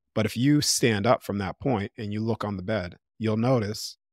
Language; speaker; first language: English; native; English